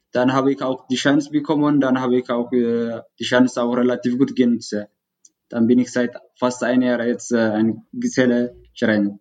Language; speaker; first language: German; non-native, learner; Tigrinya